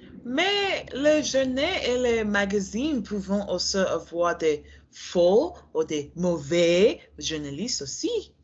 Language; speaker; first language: French; non-native, learner; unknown